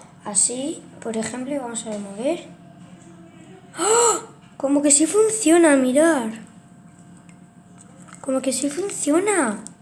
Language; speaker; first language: Spanish; native; Spanish